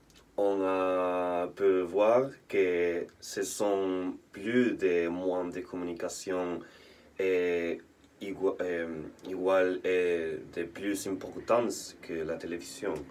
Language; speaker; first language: French; non-native, learner; Spanish